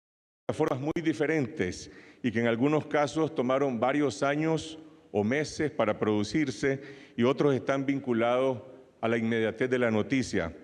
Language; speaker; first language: Spanish; native; Spanish